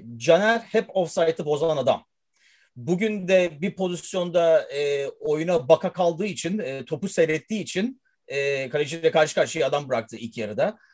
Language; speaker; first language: Turkish; early bilingual, heritage; Turkish